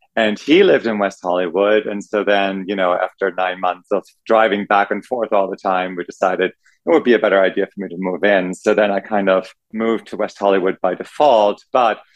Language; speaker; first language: English; non-native, fluent; German